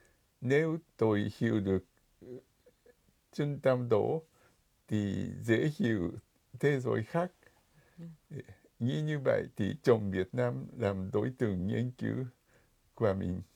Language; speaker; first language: Vietnamese; non-native, fluent; Japanese